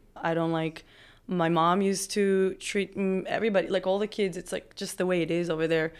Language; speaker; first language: English; non-native, fluent; Hebrew